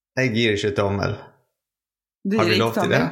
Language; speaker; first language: Norwegian; non-native, fluent; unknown